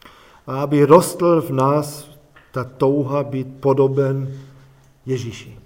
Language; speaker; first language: Czech; non-native, fluent; German